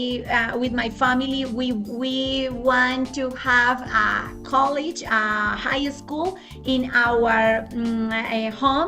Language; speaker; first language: English; non-native, fluent; Spanish